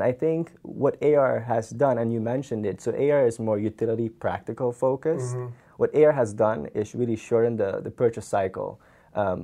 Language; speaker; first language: English; non-native, fluent; Dutch